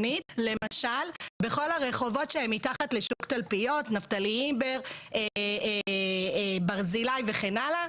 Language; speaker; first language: Hebrew; native; Hebrew